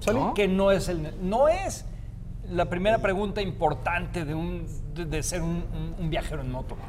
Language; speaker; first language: Spanish; native; Spanish